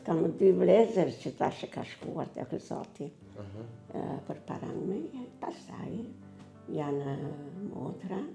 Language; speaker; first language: Albanian; non-native, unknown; Italian